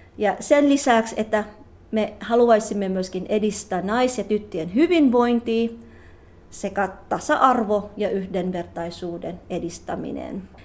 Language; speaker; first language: Finnish; non-native, fluent; Filipino